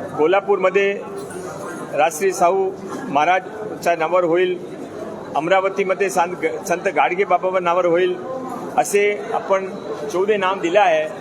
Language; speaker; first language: Marathi; non-native, local second language; Hindi